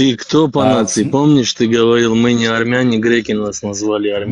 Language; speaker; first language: Russian; early bilingual, heritage; Chechen